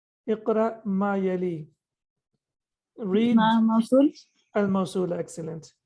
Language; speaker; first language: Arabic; non-native, fluent; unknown